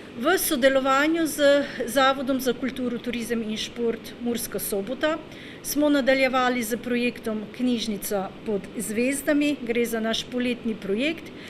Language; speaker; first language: Slovenian; native; Slovenian